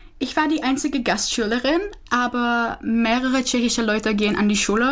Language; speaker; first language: German; non-native, fluent; Czech